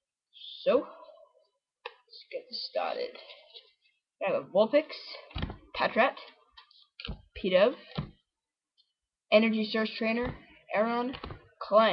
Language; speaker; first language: English; native; English